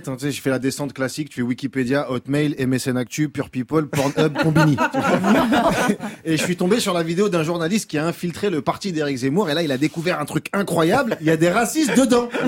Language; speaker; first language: French; native; French